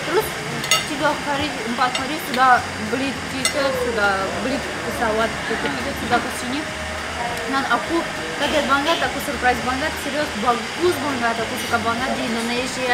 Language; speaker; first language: Indonesian; non-native, learner; Russian